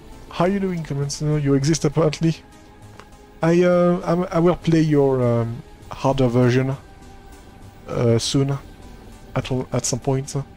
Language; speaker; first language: English; non-native, fluent; French